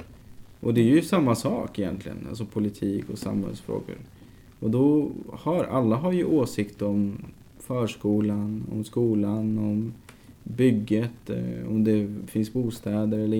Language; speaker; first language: Swedish; native; Swedish